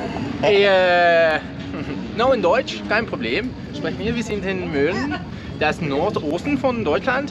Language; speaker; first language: German; non-native, learner; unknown